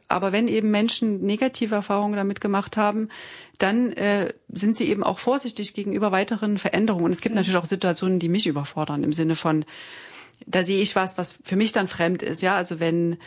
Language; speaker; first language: German; native; German